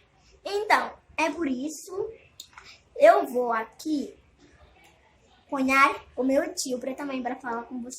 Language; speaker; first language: Portuguese; early bilingual, other home language; Haitian Creole